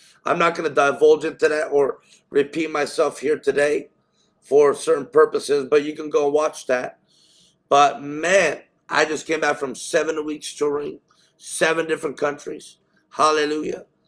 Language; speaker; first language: English; native; English